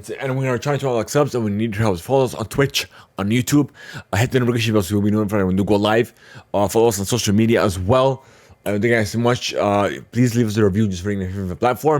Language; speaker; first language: English; early bilingual, heritage; Arabic